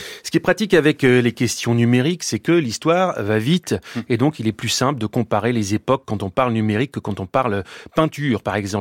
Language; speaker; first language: French; native; French